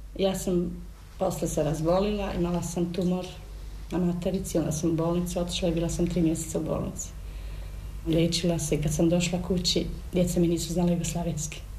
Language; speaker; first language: Serbian; native; Serbian